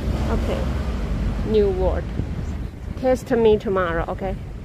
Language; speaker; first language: English; non-native, learner; Chinese